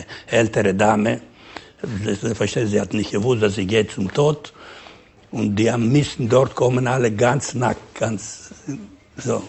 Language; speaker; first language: German; non-native, learner; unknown